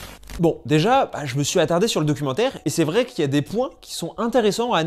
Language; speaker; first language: French; native; French